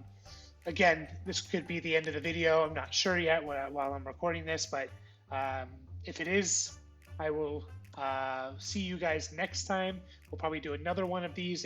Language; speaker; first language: English; native; English